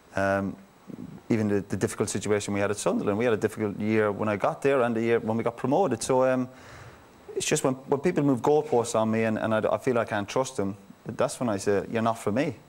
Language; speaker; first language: English; native; English